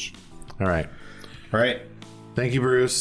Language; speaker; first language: English; native; English